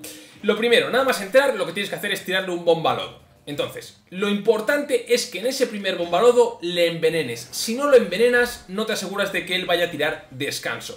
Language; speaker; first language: Spanish; native; Spanish